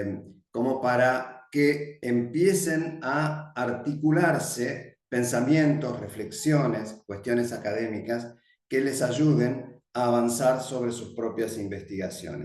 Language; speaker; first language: Spanish; native; Spanish